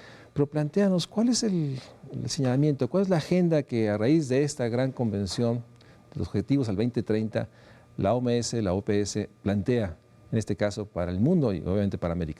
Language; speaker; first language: Spanish; native; Spanish